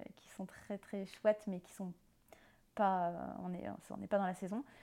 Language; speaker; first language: French; native; French